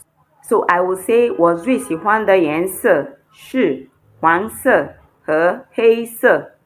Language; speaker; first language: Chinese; non-native, fluent; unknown